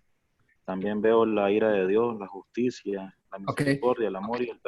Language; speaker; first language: Spanish; native; Spanish